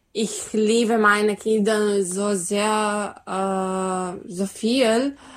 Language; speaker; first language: German; non-native, learner; Serbian